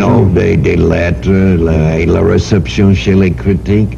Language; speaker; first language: French; non-native, learner; English